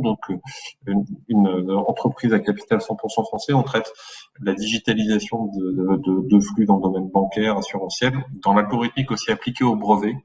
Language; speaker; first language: French; native; French